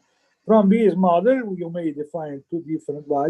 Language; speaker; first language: English; non-native, fluent; Italian